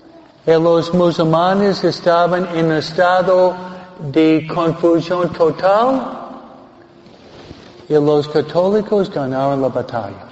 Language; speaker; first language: Spanish; non-native, fluent; English